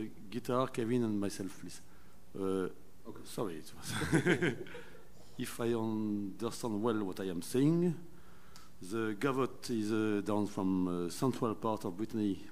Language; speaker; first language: English; non-native, fluent; French